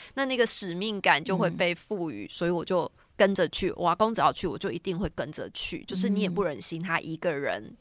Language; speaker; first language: Chinese; native; Chinese